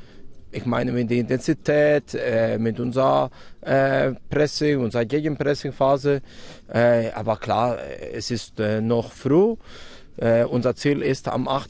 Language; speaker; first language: German; non-native, fluent; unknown